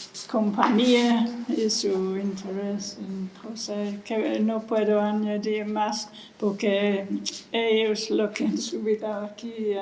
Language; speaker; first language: Spanish; non-native, fluent; English